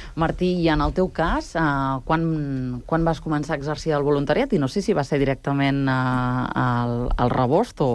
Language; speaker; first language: Catalan; native; Catalan